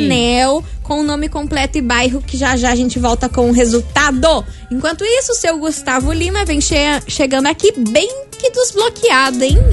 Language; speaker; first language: Portuguese; native; Portuguese